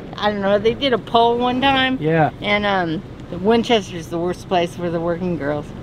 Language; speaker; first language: English; native; English